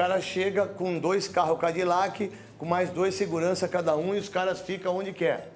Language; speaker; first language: Portuguese; native; Portuguese